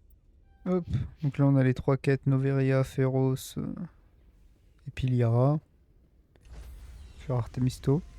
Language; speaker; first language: French; native; French